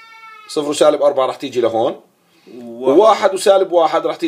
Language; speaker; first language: Arabic; native; Arabic